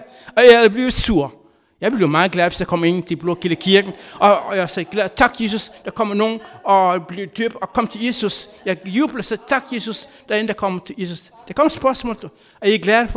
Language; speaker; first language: Danish; non-native, fluent; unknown